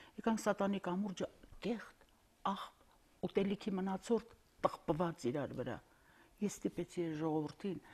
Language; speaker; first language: Armenian; native; Armenian